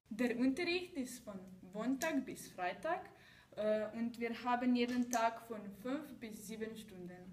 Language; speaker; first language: German; non-native, learner; Slovenian